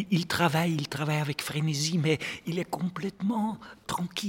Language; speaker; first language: French; non-native, fluent; German